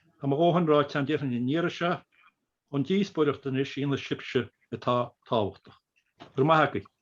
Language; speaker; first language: Irish; native; Irish